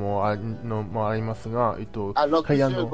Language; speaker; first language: Japanese; non-native, learner; Chinese